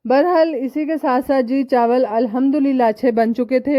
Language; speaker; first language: Urdu; non-native, local second language; Punjabi